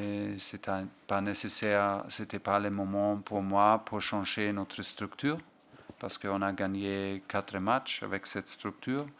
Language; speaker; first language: French; non-native, fluent; German